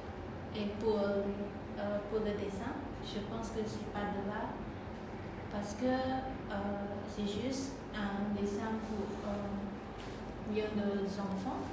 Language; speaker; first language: French; non-native, learner; Khmer